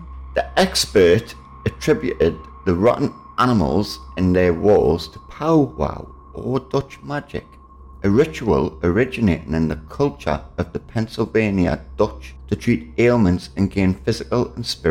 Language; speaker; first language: English; native; English